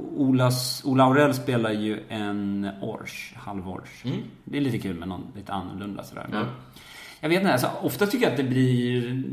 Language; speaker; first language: Swedish; native; Swedish